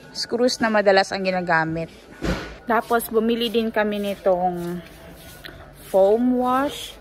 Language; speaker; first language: Filipino; non-native, local second language; Cebuano